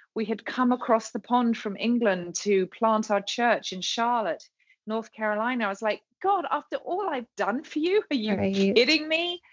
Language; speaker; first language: English; native; English